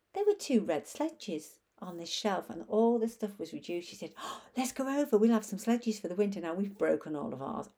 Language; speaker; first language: English; native; English